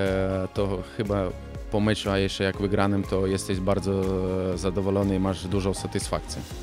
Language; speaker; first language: Polish; non-native, fluent; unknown